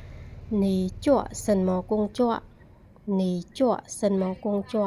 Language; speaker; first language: Chinese; non-native, fluent; Khmer